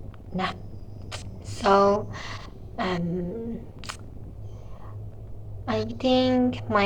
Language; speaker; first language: English; non-native, learner; Indonesian